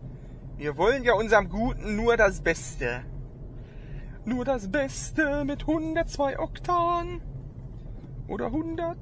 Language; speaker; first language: German; native; German